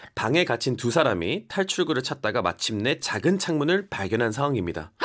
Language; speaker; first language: Korean; early bilingual, heritage; Korean